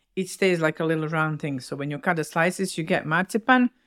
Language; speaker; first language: English; non-native, fluent; Bosnian